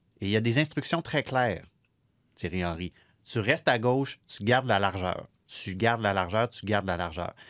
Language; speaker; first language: French; native; French